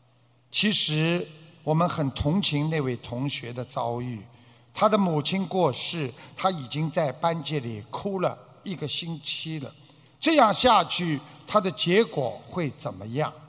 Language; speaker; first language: Chinese; native; Chinese